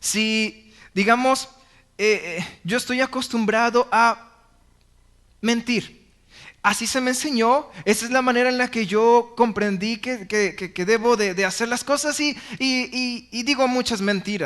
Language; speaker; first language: Spanish; native; Spanish